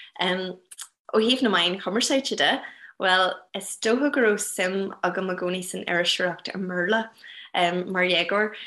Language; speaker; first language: Irish; non-native, local second language; English